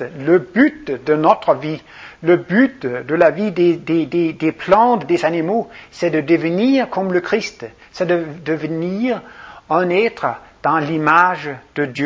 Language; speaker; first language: French; non-native, fluent; Danish